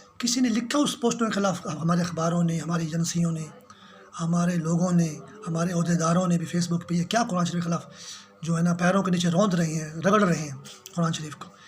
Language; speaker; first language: Urdu; non-native, local second language; Punjabi